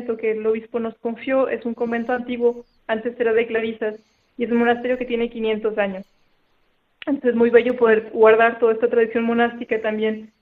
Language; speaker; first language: Spanish; native; Spanish